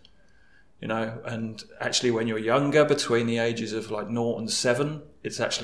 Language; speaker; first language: English; native; English